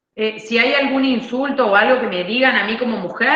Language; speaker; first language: Spanish; native; Spanish